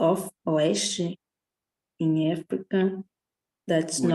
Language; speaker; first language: English; non-native, learner; Portuguese